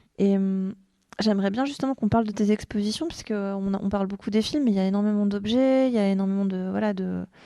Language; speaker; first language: French; native; French